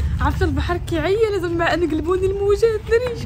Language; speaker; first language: Arabic; native; Arabic